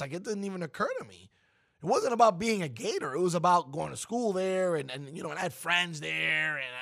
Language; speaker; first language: English; early bilingual, other home language; Spanish